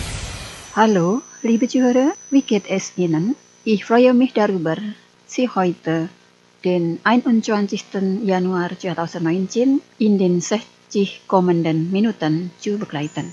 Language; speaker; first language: German; non-native, fluent; Indonesian